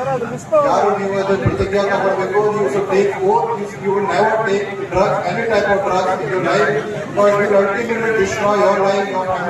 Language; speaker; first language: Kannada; non-native, learner; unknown